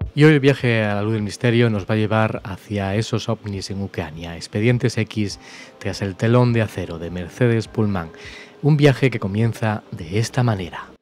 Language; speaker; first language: Spanish; native; Spanish